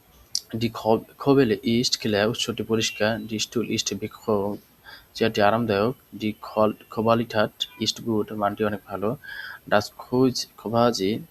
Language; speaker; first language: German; non-native, learner; Bangla